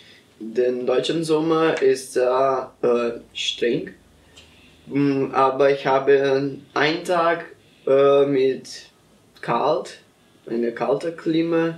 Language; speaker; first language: German; non-native, learner; Portuguese